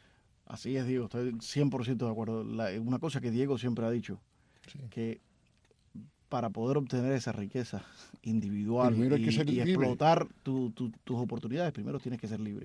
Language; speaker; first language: Spanish; native; Spanish